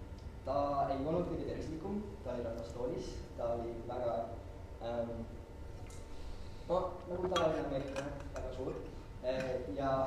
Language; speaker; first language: Estonian; non-native, fluent; English